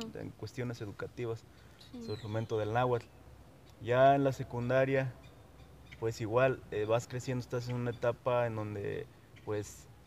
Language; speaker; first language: Spanish; non-native, local second language; Nahuatl languages